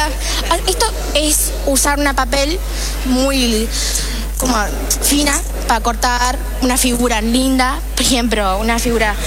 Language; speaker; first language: Spanish; non-native, learner; Chinese